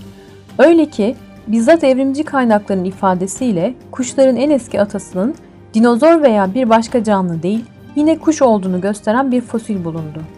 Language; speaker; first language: Turkish; native; Turkish